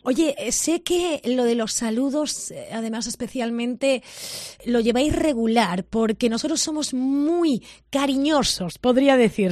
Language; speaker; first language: Spanish; native; Spanish